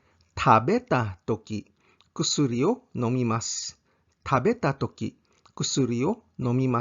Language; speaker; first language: Japanese; non-native, fluent; English